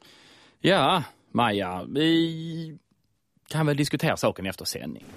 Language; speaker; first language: Swedish; native; Swedish